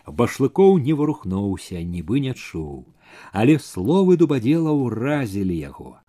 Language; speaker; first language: Belarusian; native; Belarusian